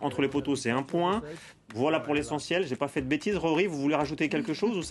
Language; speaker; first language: French; native; French